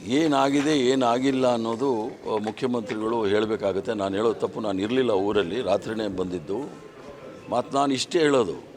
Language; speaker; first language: Kannada; native; Kannada